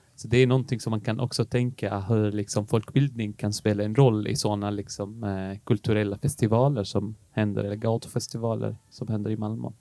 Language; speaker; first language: Swedish; non-native, fluent; Arabic